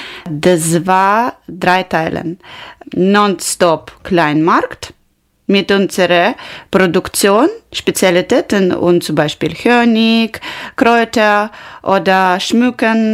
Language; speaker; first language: German; non-native, learner; Ukrainian